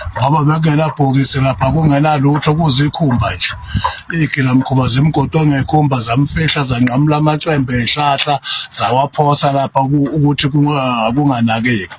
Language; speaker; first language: Zulu; native; Zulu